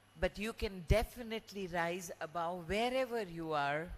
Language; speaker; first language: English; non-native, local second language; Kannada